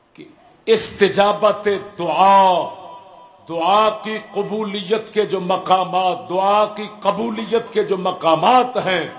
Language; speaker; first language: Urdu; native; Urdu